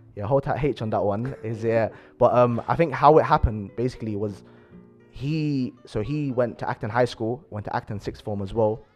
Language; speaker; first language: English; native; English